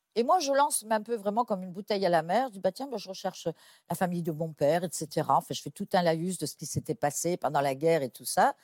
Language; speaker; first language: French; native; French